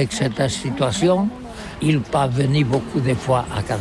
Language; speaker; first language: French; non-native, learner; Catalan